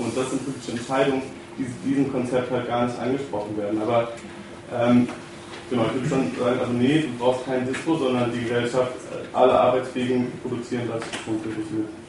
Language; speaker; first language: German; native; German